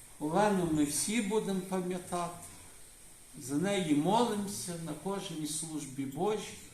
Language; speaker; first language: Ukrainian; native; Ukrainian